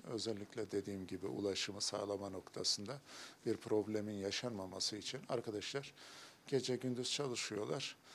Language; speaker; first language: Turkish; native; Turkish